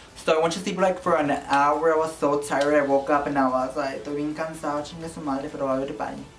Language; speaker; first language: English; early bilingual, other home language; Spanish